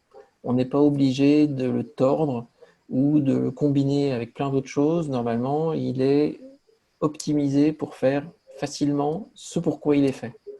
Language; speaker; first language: French; native; French